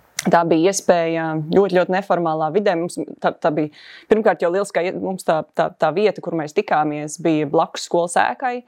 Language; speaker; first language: Latvian; native; Latvian